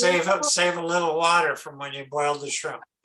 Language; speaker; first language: English; native; English